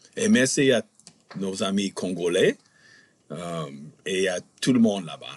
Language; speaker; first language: French; non-native, fluent; English